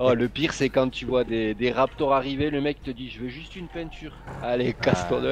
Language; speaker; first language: French; native; French